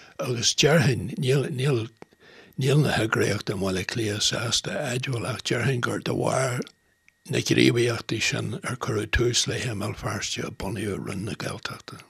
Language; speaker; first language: Irish; non-native, local second language; English